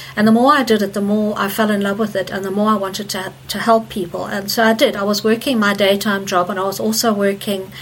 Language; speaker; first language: English; native; English